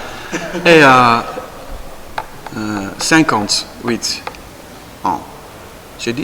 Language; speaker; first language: French; non-native, learner; Dutch